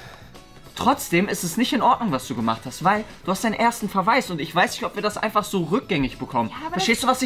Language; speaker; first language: German; native; German